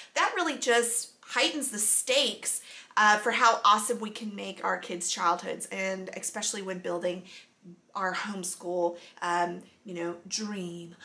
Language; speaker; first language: English; native; English